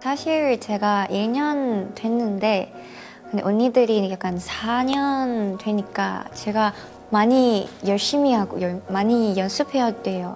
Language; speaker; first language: Korean; non-native, learner; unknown